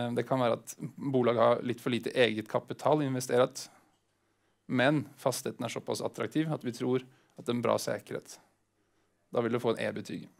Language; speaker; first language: Swedish; non-native, fluent; Norwegian